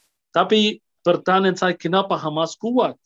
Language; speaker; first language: Indonesian; non-native, fluent; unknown